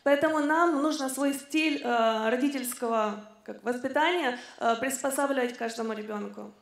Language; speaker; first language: Russian; native; Russian